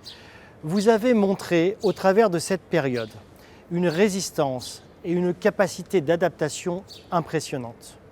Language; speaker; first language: French; native; French